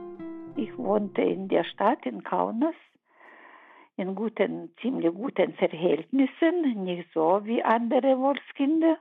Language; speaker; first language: German; early bilingual, heritage; German